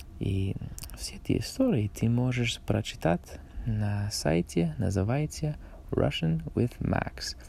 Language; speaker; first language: Russian; non-native, learner; English